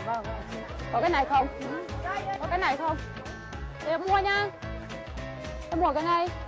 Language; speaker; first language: Vietnamese; non-native, learner; Russian